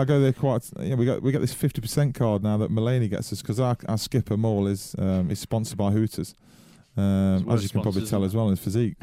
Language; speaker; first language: English; native; English